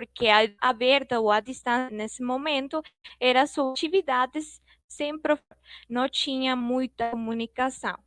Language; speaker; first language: Portuguese; non-native, fluent; Spanish